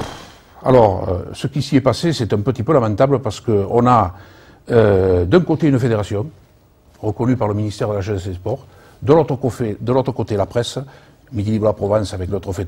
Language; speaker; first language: French; native; French